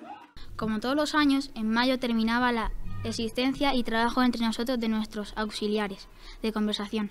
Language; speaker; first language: Spanish; native; Spanish